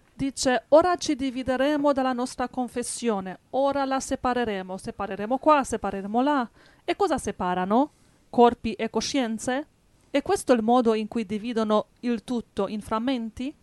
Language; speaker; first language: Italian; native; Italian